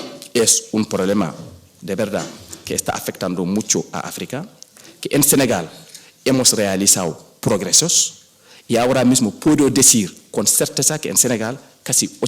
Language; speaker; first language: Spanish; non-native, fluent; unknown